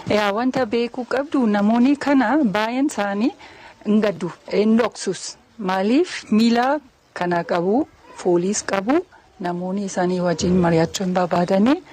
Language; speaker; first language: Oromo; non-native, fluent; German